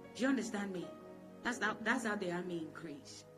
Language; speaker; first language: English; non-native, local second language; Igbo